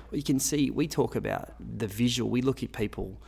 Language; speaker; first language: English; native; English